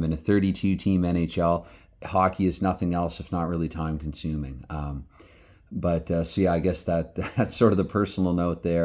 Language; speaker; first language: English; native; English